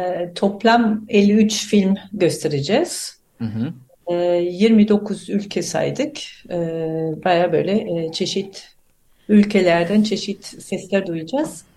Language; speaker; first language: Turkish; non-native, fluent; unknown